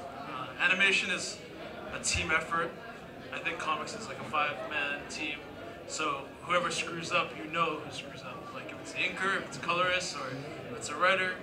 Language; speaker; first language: English; native; English